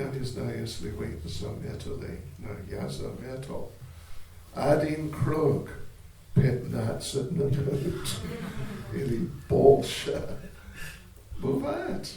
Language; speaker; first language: Russian; non-native, learner; English